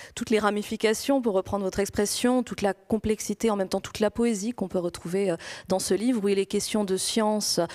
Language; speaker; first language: French; non-native, fluent; Greek